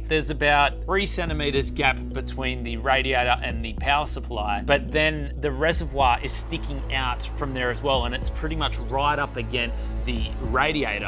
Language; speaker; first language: English; native; English